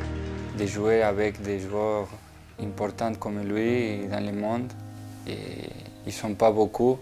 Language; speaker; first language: French; non-native, fluent; Italian